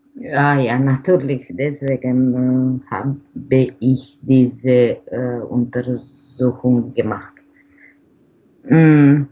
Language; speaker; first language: German; non-native, learner; Romanian